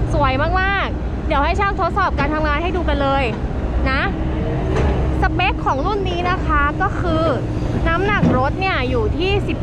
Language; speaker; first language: Thai; native; Thai